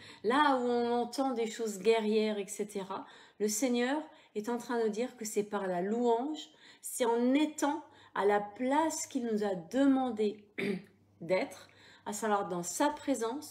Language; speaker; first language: French; native; French